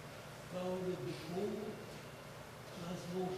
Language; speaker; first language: Hebrew; non-native, fluent; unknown